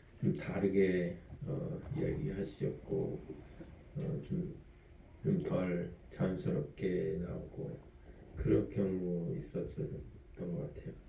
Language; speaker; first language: Korean; early bilingual, heritage; French